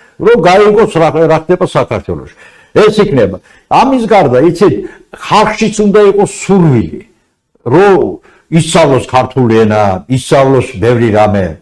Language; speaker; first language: Georgian; non-native, local second language; Azerbaijani